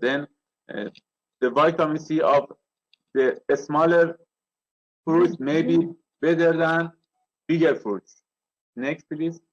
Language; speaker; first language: English; non-native, learner; Persian